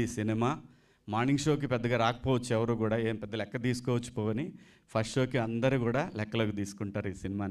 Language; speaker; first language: Telugu; native; Telugu